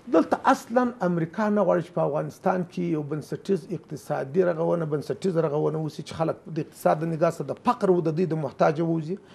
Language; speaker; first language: Pashto; native; Pashto